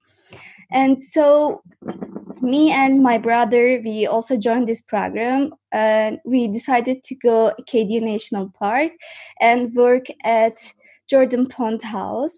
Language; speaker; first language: English; non-native, fluent; Azerbaijani